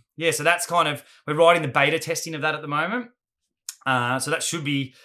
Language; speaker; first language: English; native; English